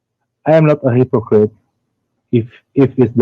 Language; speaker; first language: English; non-native, learner; Indonesian